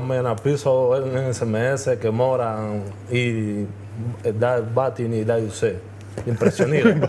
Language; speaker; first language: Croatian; non-native, learner; Spanish